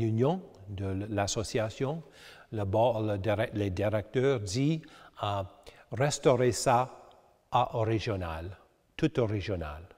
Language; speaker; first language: French; early bilingual, heritage; English